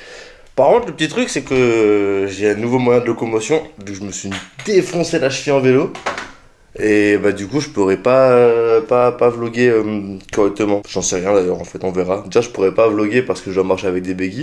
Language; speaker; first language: French; native; French